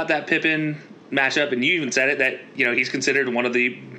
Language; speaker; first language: English; native; English